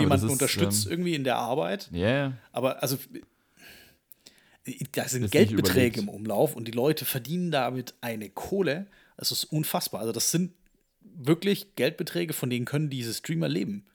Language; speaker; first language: German; native; German